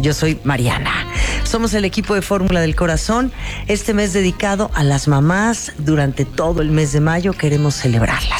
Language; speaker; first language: Spanish; native; Spanish